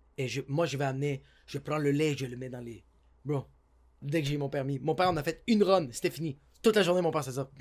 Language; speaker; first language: French; native; French